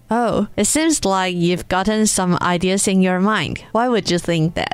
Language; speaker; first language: English; non-native, fluent; Chinese